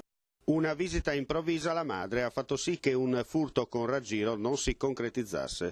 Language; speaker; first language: Italian; native; Italian